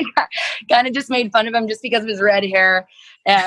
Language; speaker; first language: English; native; English